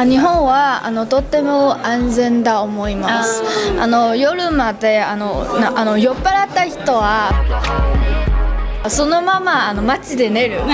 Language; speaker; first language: Japanese; non-native, learner; Chinese